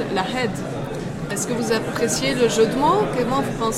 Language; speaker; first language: French; native; French